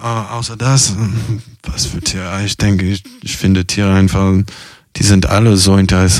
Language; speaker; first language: German; non-native, fluent; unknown